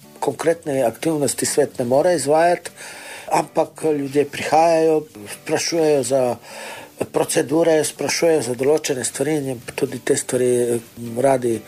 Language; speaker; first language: Slovenian; non-native, local second language; Romany